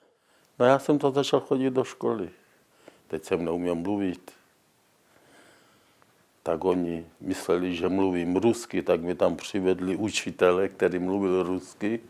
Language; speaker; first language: Czech; non-native, local second language; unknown